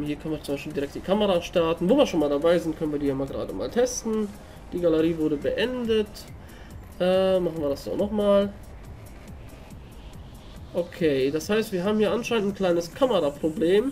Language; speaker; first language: German; native; German